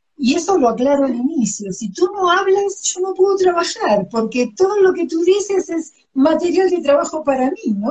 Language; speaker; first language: Spanish; native; Spanish